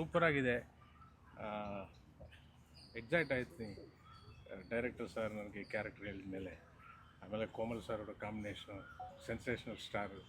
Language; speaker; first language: Kannada; non-native, learner; Telugu